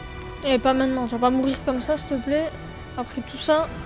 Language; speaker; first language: French; native; French